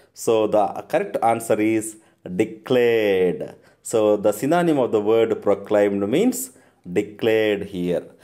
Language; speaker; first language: English; non-native, local second language; Telugu